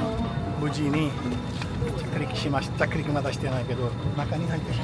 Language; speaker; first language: Japanese; non-native, fluent; Urdu